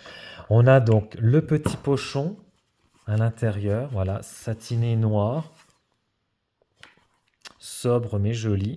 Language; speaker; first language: French; native; French